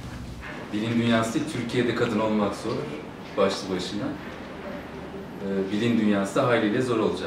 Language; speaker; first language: Turkish; native; Turkish